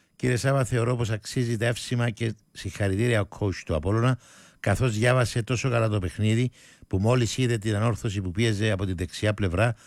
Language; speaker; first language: Greek; native; Greek